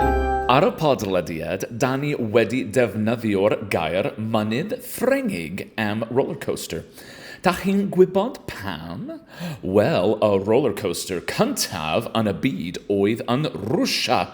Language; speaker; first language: Welsh; non-native, learner; English